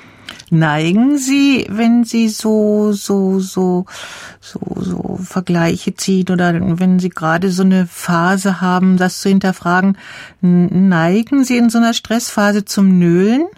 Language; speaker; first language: German; native; German